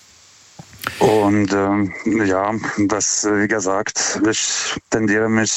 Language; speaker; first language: German; non-native, fluent; Lithuanian